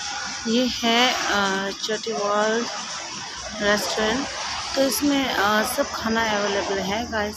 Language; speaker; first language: Hindi; non-native, local second language; Tibetan